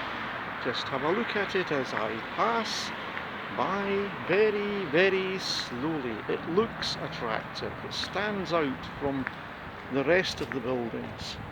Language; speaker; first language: English; native; English